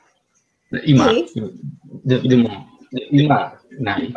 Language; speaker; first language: Japanese; non-native, learner; Spanish